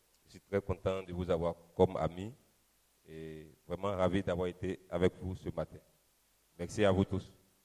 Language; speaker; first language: French; non-native, local second language; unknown